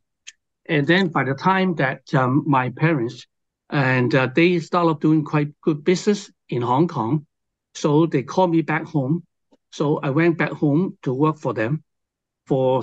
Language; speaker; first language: English; non-native, local second language; Cantonese